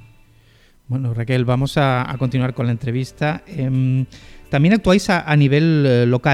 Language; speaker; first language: Spanish; native; Spanish